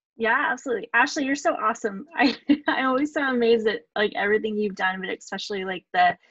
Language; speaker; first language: English; native; English